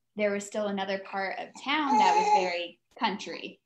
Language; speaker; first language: English; native; English